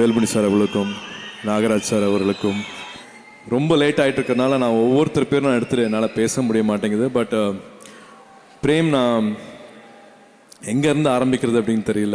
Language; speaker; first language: Tamil; native; Tamil